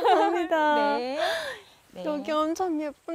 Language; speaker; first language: Korean; non-native, fluent; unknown